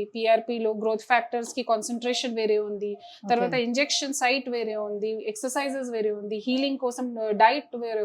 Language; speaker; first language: Telugu; non-native, local second language; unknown